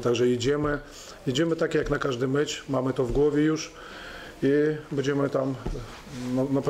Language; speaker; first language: Polish; non-native, fluent; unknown